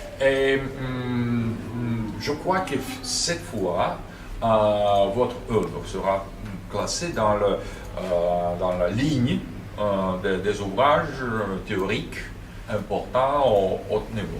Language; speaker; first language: French; non-native, fluent; Russian